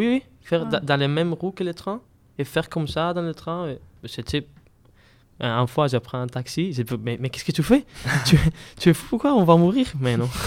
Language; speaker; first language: French; non-native, learner; Spanish